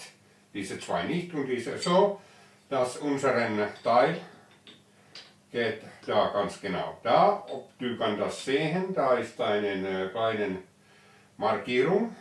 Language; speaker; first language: German; non-native, learner; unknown